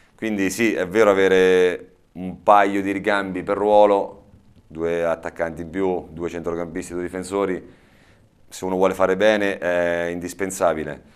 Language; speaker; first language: Italian; native; Italian